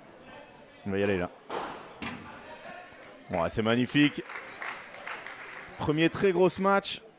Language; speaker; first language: French; native; French